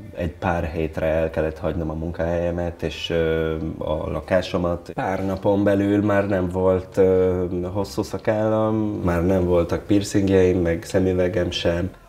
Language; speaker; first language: Hungarian; non-native, fluent; Italian